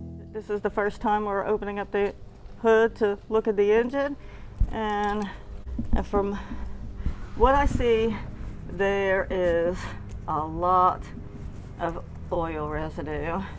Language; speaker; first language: English; native; English